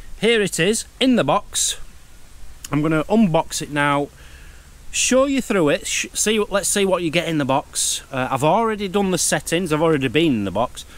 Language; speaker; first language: English; native; English